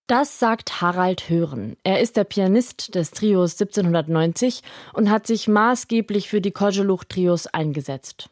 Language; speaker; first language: German; native; German